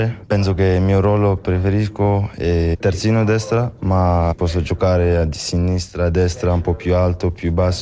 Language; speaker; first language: Italian; non-native, local second language; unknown